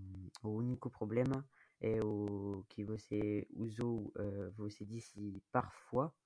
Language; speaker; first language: Portuguese; non-native, learner; French